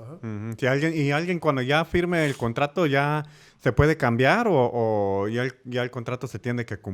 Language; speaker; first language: Spanish; early bilingual, heritage; Spanish